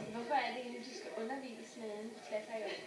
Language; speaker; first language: Danish; native; Danish